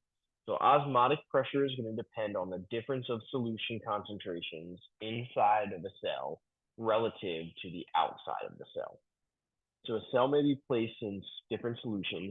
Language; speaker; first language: English; native; English